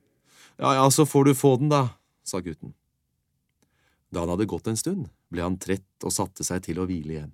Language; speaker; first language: Norwegian; native; Norwegian